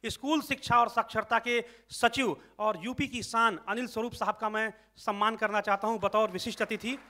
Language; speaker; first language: Hindi; native; Hindi